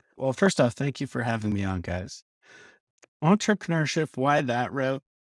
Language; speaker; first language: English; native; English